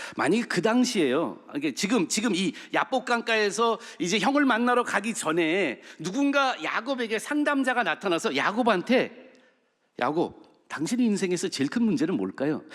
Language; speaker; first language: Korean; early bilingual, heritage; Korean